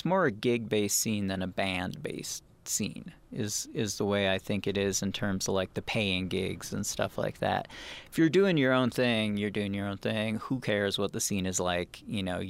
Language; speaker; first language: English; native; English